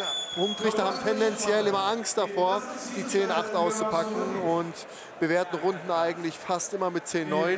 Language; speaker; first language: German; native; German